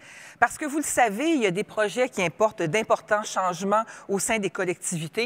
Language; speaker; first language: French; native; French